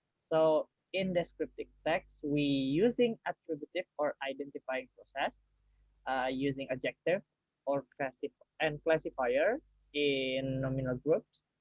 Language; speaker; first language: English; non-native, learner; Indonesian